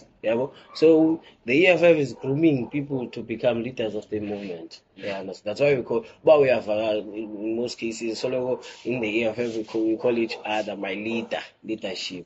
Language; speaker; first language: English; non-native, local second language; Xhosa